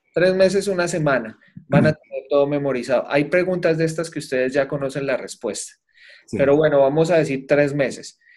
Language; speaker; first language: Spanish; native; Spanish